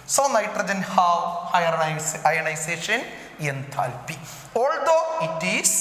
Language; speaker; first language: English; non-native, local second language; Malayalam